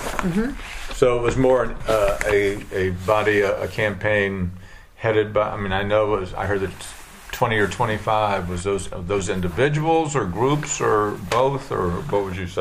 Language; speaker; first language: English; native; English